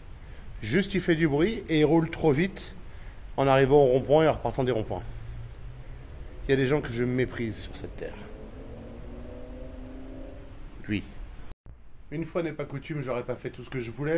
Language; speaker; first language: French; native; French